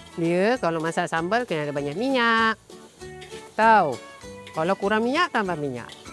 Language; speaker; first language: Malay; native; Malay